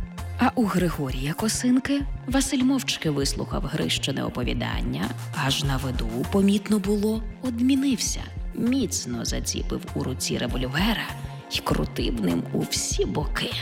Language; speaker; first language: Ukrainian; native; Ukrainian